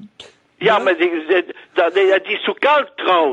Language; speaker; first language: German; non-native, learner; French